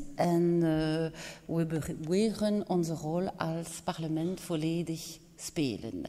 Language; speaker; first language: Dutch; non-native, local second language; French